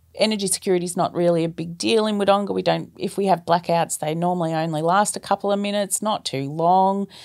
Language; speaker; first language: English; native; English